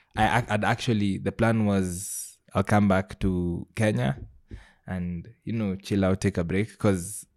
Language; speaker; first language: English; non-native, local second language; Gusii